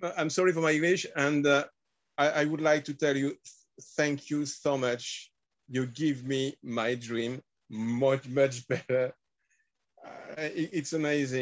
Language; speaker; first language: English; non-native, learner; French